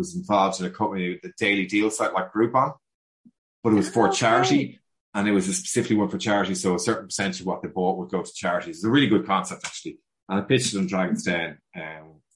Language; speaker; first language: English; native; English